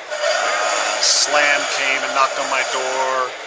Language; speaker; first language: English; native; English